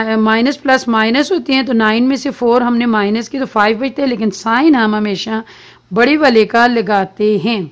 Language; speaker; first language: Urdu; native; Urdu